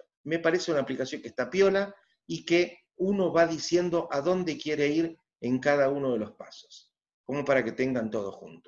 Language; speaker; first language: Spanish; native; Spanish